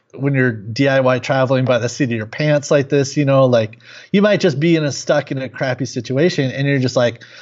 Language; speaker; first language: English; native; English